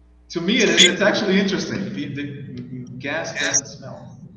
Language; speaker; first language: English; non-native, fluent; Portuguese